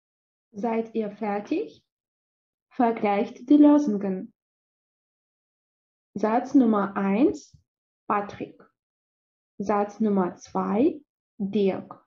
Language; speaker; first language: German; non-native, fluent; Russian